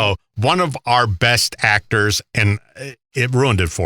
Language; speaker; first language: English; native; English